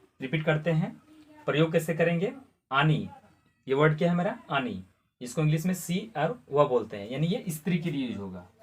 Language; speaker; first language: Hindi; non-native, local second language; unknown